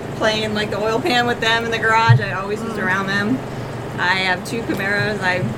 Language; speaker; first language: English; native; English